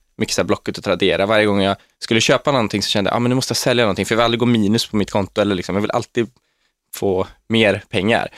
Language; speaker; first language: Swedish; native; Swedish